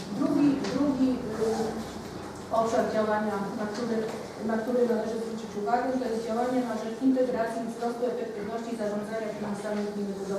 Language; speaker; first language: Polish; native; Polish